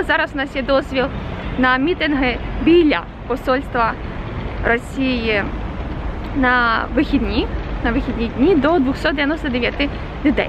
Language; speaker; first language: Ukrainian; native; Ukrainian